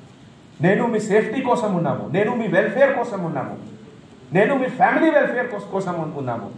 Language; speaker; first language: Telugu; non-native, fluent; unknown